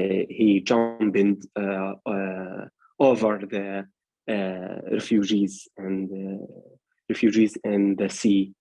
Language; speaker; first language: English; non-native, learner; Arabic